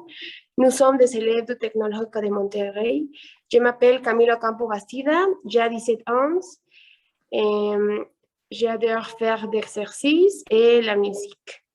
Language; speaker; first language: French; non-native, learner; Spanish